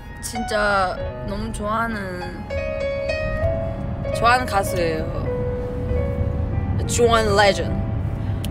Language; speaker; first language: Korean; non-native, fluent; Chinese